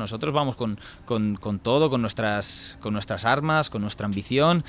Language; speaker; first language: Spanish; native; Spanish